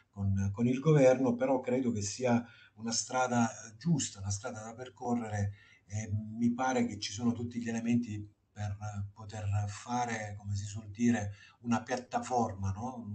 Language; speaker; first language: Italian; native; Italian